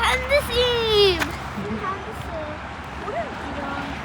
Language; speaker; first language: Armenian; early bilingual, heritage; Armenian